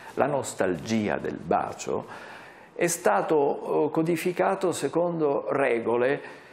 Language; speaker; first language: Italian; non-native, local second language; Sicilian